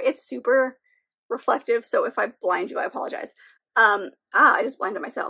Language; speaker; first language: English; native; English